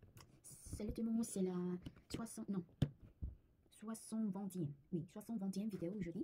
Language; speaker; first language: French; non-native, learner; Korean